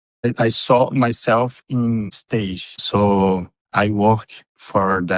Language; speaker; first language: English; non-native, learner; Portuguese